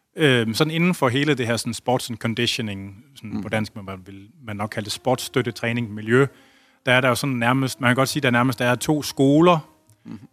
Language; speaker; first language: Danish; native; Danish